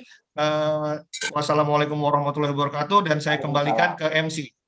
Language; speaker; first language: Indonesian; native; Indonesian